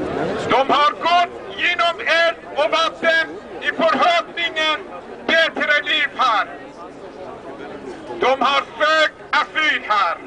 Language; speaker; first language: Swedish; non-native, fluent; Persian